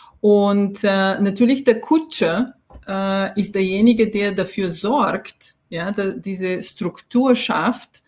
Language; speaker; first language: German; non-native, fluent; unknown